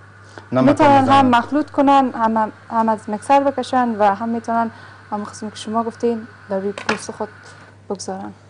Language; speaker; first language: Persian; native; Persian